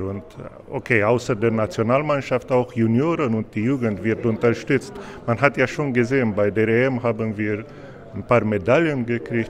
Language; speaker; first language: German; non-native, fluent; Romanian